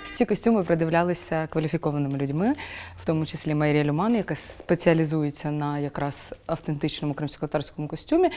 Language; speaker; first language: Ukrainian; non-native, local second language; Crimean Tatar